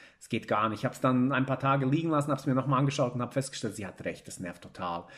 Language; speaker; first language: German; early bilingual, other home language; Bosnian